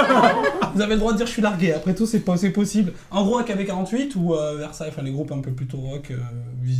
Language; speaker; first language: French; native; French